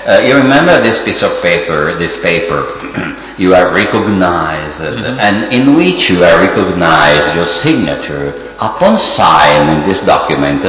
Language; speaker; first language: English; non-native, fluent; Italian